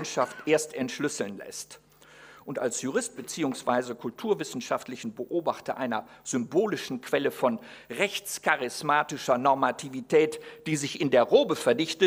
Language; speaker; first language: German; native; German